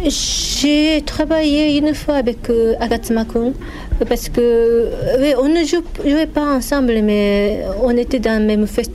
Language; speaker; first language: French; non-native, fluent; Japanese